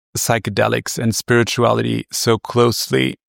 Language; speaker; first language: English; non-native, fluent; German